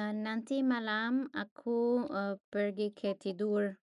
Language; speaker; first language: Indonesian; non-native, learner; English